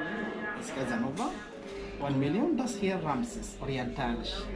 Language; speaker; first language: German; non-native, learner; Arabic